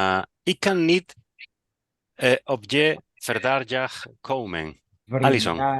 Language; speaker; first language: Dutch; non-native, learner; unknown